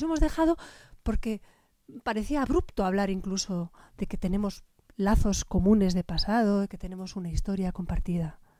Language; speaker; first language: Spanish; native; Spanish